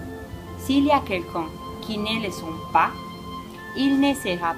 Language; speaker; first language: French; non-native, learner; Spanish